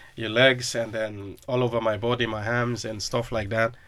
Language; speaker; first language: English; non-native, local second language; Krio